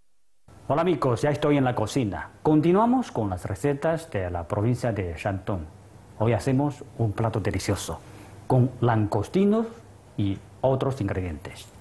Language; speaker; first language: Spanish; non-native, fluent; Chinese